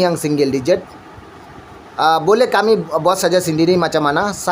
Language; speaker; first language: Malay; non-native, learner; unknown